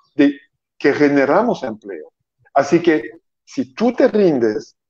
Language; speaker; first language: Spanish; non-native, fluent; French